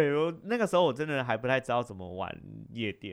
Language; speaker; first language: Chinese; native; Chinese